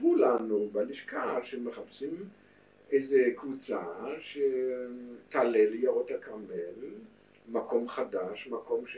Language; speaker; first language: Hebrew; non-native, fluent; German